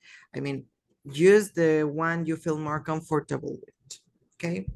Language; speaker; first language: English; non-native, fluent; Spanish